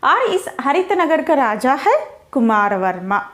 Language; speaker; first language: Hindi; non-native, local second language; Telugu